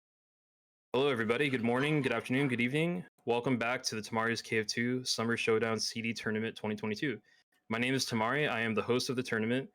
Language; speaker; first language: English; native; English